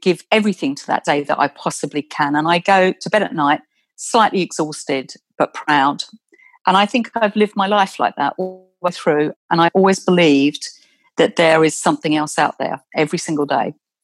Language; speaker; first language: English; native; English